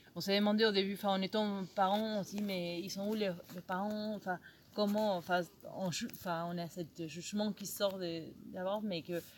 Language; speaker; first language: French; non-native, fluent; Spanish